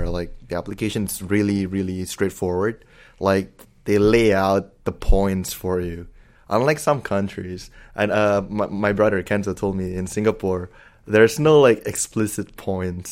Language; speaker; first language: English; non-native, fluent; Indonesian